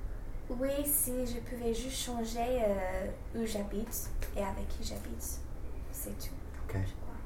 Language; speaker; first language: French; non-native, fluent; English